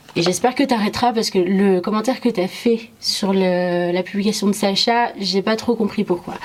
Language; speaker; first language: French; early bilingual, other home language; Arabic